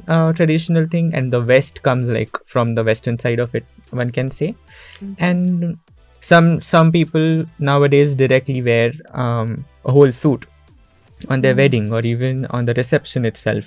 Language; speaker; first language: English; non-native, local second language; Marathi